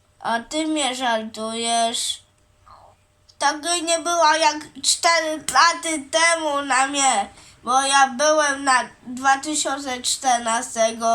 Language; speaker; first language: Polish; early bilingual, heritage; Portuguese